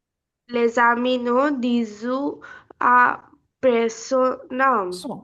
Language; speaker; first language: French; non-native, learner; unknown